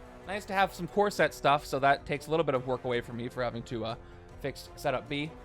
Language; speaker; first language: English; native; English